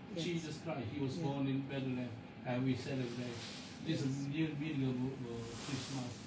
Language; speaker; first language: English; non-native, learner; Korean